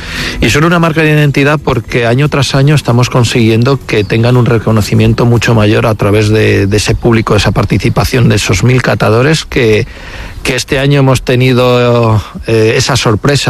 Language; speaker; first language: Spanish; native; Spanish